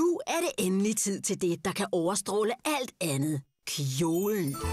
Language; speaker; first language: Danish; native; Danish